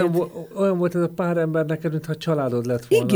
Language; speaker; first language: Hungarian; native; Hungarian